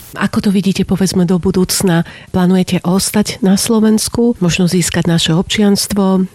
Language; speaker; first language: Slovak; native; Slovak